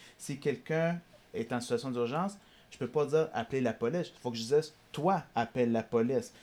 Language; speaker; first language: French; native; French